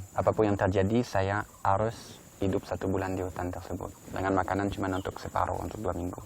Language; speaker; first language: Indonesian; non-native, fluent; French